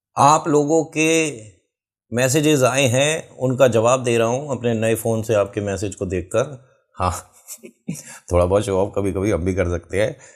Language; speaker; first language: Hindi; native; Hindi